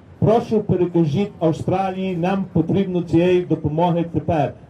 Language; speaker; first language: Ukrainian; early bilingual, heritage; Ukrainian